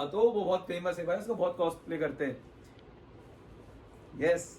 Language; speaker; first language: Hindi; native; Hindi